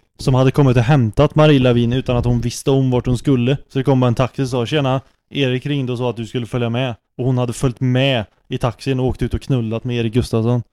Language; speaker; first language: Swedish; native; Swedish